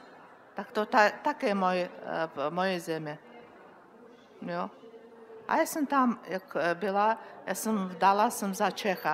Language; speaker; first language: Czech; non-native, learner; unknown